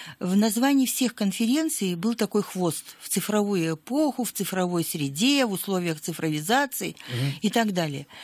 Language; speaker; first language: Russian; native; Russian